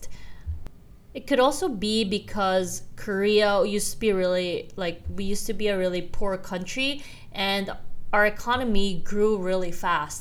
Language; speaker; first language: English; non-native, local second language; Korean